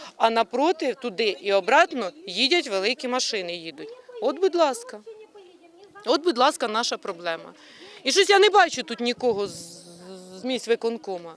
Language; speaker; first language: Ukrainian; native; Ukrainian